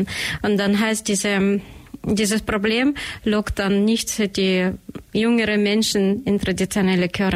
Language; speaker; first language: German; non-native, learner; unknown